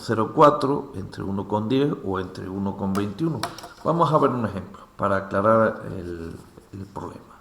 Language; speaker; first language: Spanish; native; Spanish